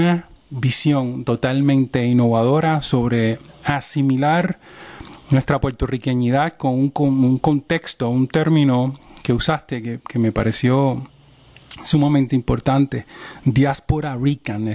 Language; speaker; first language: Spanish; native; Spanish